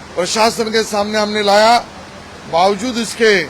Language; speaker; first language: Hindi; non-native, local second language; Marathi